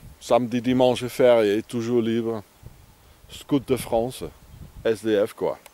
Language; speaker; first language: French; non-native, fluent; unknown